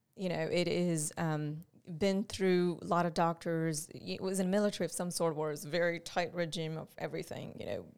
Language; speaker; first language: English; non-native, local second language; Gujarati